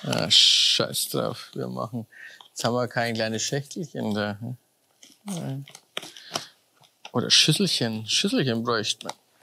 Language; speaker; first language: German; native; German